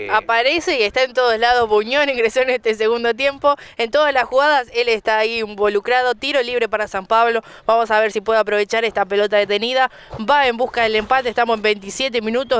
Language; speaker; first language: Spanish; native; Spanish